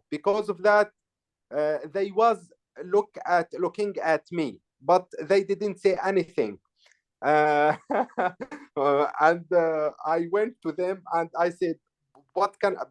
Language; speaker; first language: English; non-native, learner; Arabic